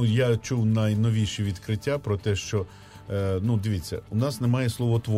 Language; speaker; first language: Ukrainian; native; Ukrainian